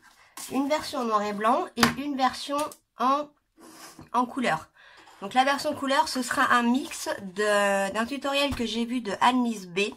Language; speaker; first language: French; native; French